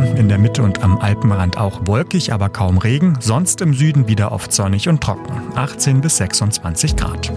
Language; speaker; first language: German; native; German